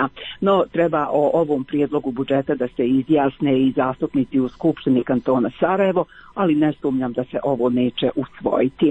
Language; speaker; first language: Croatian; native; Croatian